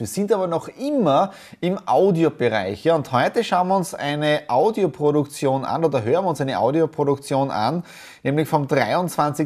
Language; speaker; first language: German; native; German